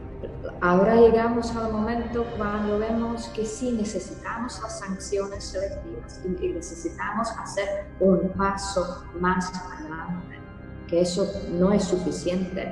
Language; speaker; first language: Spanish; non-native, fluent; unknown